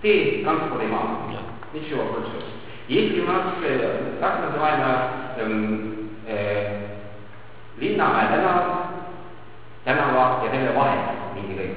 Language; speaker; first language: Russian; non-native, local second language; Estonian